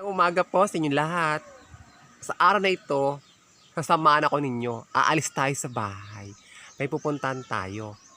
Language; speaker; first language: Filipino; native; Filipino